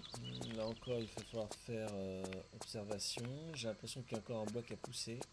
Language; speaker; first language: French; native; French